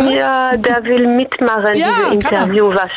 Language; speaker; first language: German; non-native, fluent; French